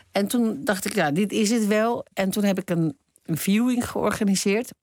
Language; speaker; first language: Dutch; early bilingual, other home language; Turkish